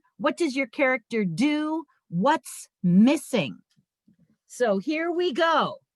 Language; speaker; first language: English; native; English